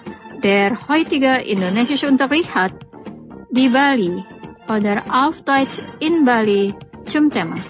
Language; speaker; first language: German; non-native, fluent; Indonesian